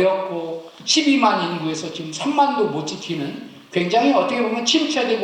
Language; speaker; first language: Korean; native; Korean